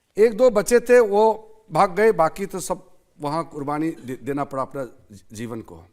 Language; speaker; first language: Hindi; non-native, local second language; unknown